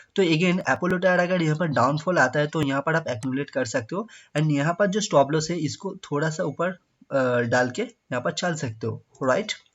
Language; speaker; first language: Hindi; non-native, local second language; Bangla